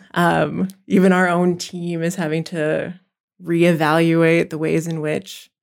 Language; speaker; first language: English; native; English